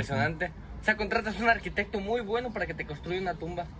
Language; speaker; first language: Spanish; native; Spanish